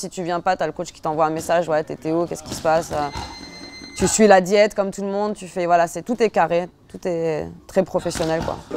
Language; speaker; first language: French; native; French